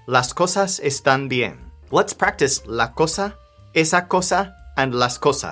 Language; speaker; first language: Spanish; non-native, fluent; English